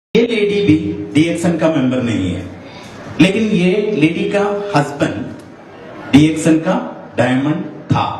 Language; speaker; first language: Hindi; non-native, learner; Nepali